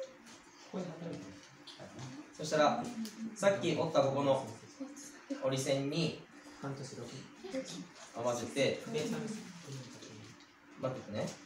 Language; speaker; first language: Japanese; native; Japanese